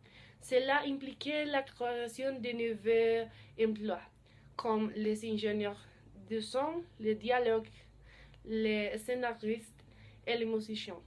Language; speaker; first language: French; non-native, learner; Spanish